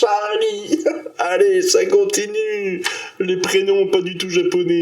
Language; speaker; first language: French; native; French